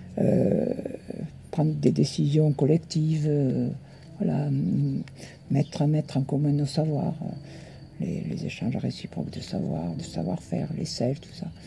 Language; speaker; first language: French; early bilingual, other home language; Italian